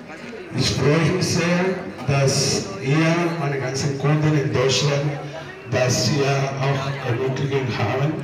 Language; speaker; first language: German; non-native, learner; Spanish